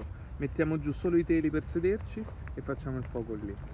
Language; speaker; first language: Italian; native; Italian